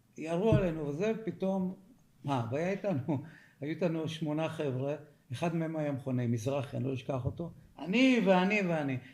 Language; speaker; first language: Hebrew; early bilingual, other home language; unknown